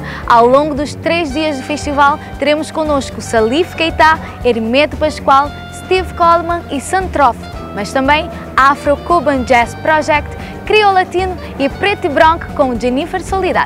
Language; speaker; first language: Portuguese; non-native, local second language; Kabuverdianu